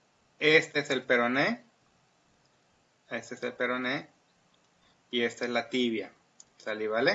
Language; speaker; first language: Spanish; native; Spanish